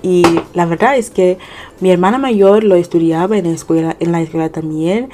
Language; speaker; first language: Spanish; non-native, fluent; English